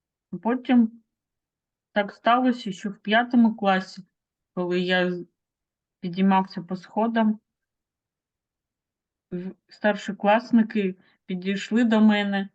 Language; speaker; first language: Ukrainian; non-native, local second language; Russian